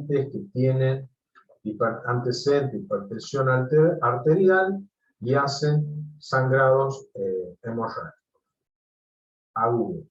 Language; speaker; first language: Spanish; native; Spanish